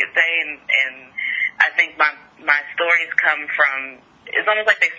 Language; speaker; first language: English; native; English